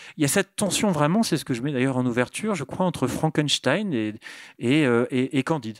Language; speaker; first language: French; native; French